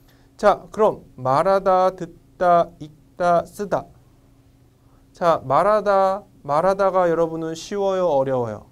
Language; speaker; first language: Korean; non-native, fluent; Vietnamese